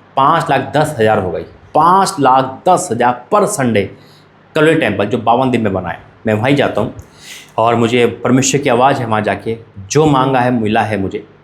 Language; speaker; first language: Hindi; native; Hindi